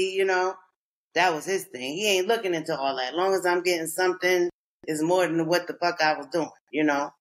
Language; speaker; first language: English; native; English